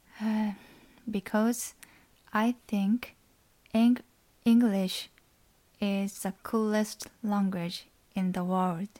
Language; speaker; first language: English; non-native, learner; Japanese